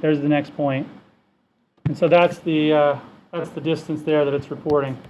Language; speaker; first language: English; native; English